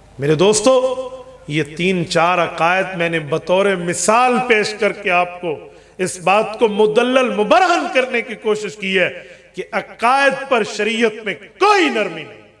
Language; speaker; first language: Urdu; non-native, local second language; Punjabi